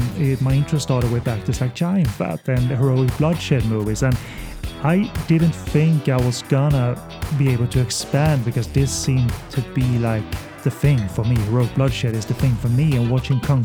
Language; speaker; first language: English; non-native, fluent; Swedish